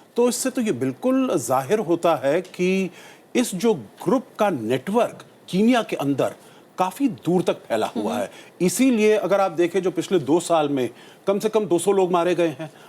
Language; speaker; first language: Hindi; native; Hindi